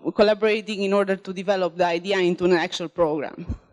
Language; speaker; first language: English; non-native, fluent; Romanian